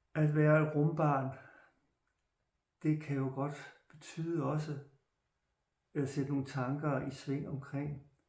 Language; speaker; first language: Danish; native; Danish